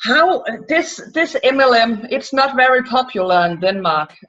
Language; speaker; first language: English; non-native, fluent; Danish